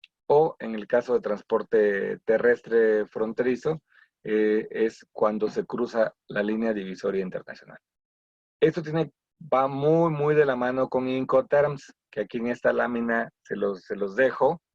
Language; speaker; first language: Spanish; native; Spanish